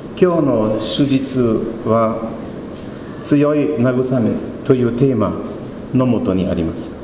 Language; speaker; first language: Japanese; non-native, fluent; German